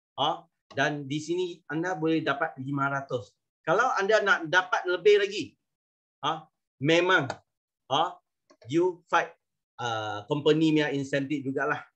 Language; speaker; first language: Malay; non-native, local second language; Chinese